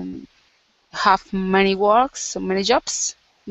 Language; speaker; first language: English; non-native, learner; Spanish